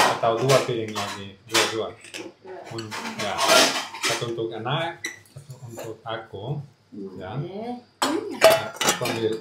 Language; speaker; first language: Indonesian; non-native, learner; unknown